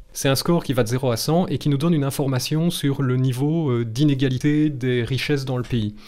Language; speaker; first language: French; native; French